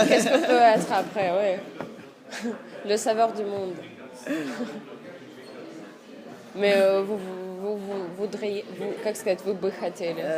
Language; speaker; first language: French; non-native, fluent; Russian